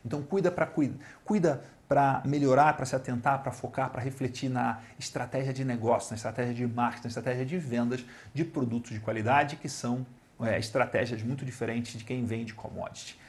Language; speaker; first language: Portuguese; native; Portuguese